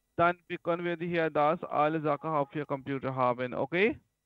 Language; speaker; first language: German; non-native, learner; Hindi